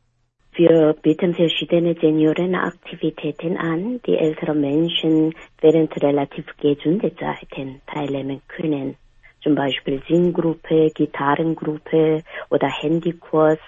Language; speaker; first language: German; non-native, fluent; Korean